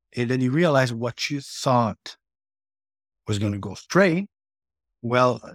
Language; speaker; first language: English; native; English